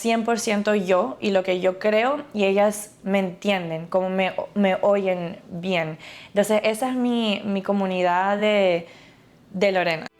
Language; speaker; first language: Spanish; early bilingual, other home language; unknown